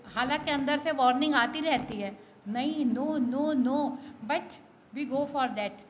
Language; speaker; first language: Hindi; non-native, local second language; Marathi